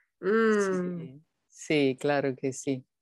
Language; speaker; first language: Spanish; non-native, fluent; English